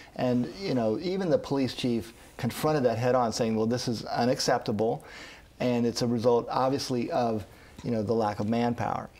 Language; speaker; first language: English; native; English